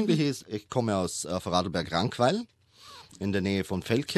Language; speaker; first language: German; native; German